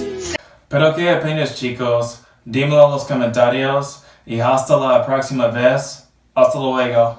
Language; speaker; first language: Spanish; non-native, learner; English